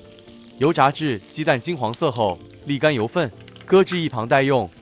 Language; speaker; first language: Chinese; native; Chinese